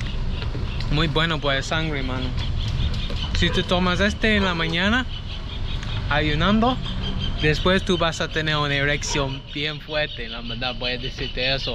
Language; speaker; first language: Spanish; non-native, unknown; English